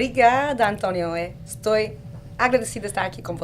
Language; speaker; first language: Portuguese; non-native, fluent; English